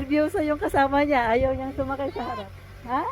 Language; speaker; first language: Filipino; native; Filipino